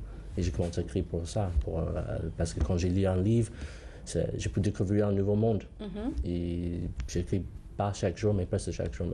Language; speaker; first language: French; non-native, learner; English